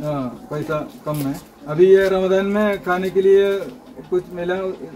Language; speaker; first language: Hindi; non-native, local second language; Malayalam